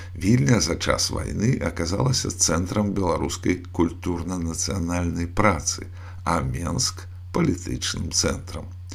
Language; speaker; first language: Belarusian; native; Belarusian